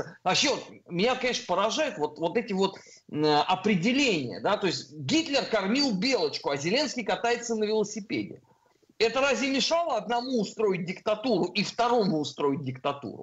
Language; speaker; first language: Russian; native; Russian